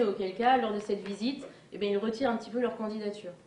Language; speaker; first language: French; native; French